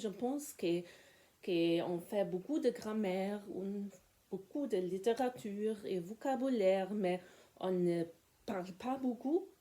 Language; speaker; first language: French; non-native, learner; German